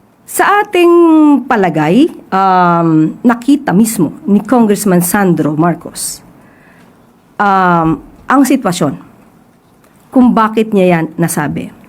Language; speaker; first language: Filipino; native; Filipino